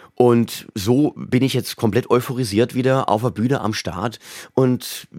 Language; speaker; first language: German; native; German